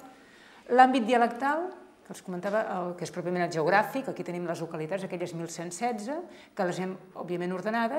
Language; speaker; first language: Catalan; native; Catalan